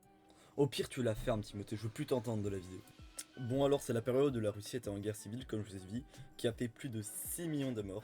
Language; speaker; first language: French; native; French